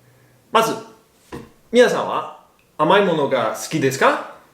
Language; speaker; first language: Japanese; non-native, learner; English